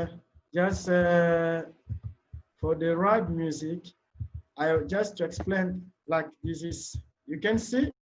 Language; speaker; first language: English; non-native, learner; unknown